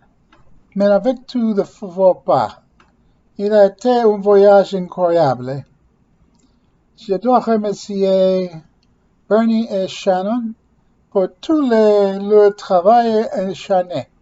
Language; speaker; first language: French; non-native, learner; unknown